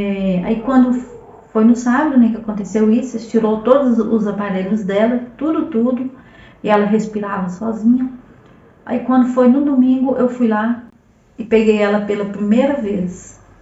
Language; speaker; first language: Portuguese; native; Portuguese